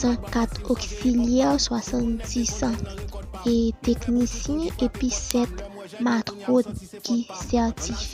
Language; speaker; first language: French; non-native, learner; Haitian Creole